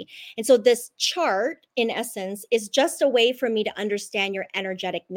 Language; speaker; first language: English; non-native, local second language; Cantonese